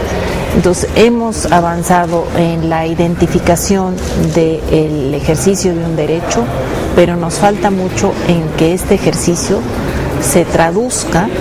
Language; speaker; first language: Spanish; native; Spanish